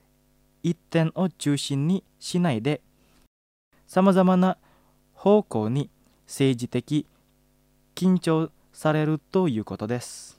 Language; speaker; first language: Japanese; non-native, fluent; Indonesian